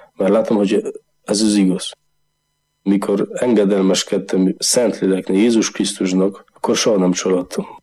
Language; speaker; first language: Hungarian; non-native, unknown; Polish